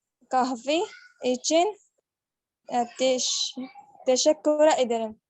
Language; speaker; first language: Turkish; non-native, learner; Arabic